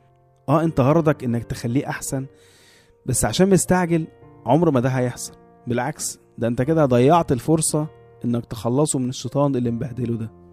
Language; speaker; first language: Arabic; native; Arabic